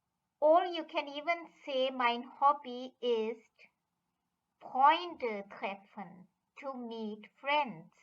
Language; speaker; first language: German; non-native, fluent; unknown